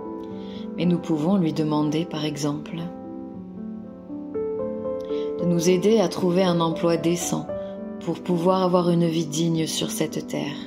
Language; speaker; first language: French; native; French